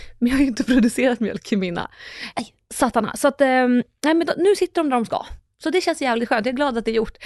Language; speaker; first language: Swedish; early bilingual, other home language; Russian